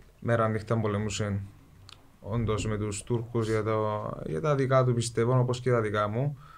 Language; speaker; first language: Greek; early bilingual, other home language; Kurdish